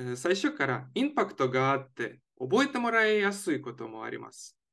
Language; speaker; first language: Japanese; non-native, fluent; Latvian